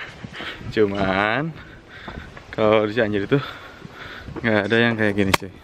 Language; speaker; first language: Indonesian; native; Indonesian